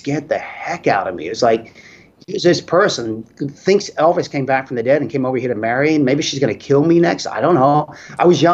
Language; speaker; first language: English; native; English